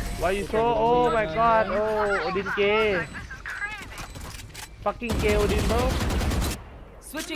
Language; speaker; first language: English; non-native, learner; Thai